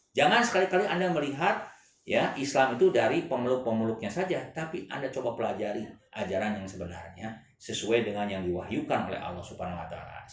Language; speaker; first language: Indonesian; non-native, local second language; Chinese